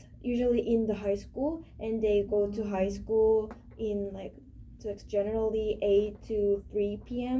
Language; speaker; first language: English; non-native, learner; Korean